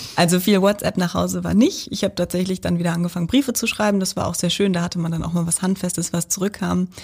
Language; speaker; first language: German; native; German